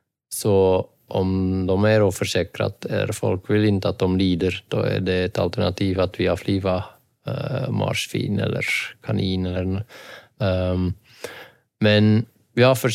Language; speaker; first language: Swedish; non-native, fluent; Dutch